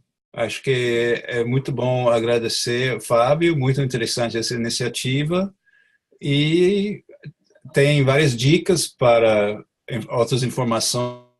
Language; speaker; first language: Portuguese; non-native, fluent; English